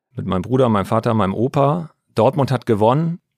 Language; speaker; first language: German; native; German